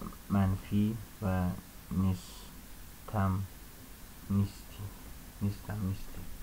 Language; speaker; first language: Persian; non-native, fluent; Azerbaijani